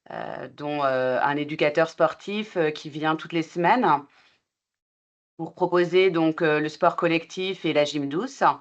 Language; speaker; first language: French; native; French